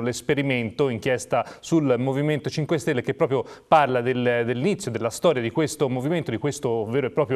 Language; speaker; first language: Italian; native; Italian